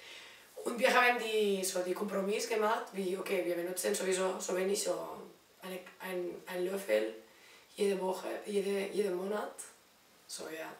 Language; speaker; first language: German; non-native, learner; Spanish